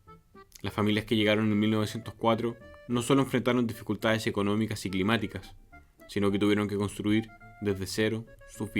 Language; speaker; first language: Spanish; native; Spanish